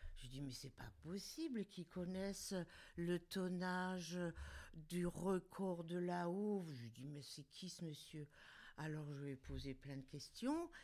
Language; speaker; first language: French; native; French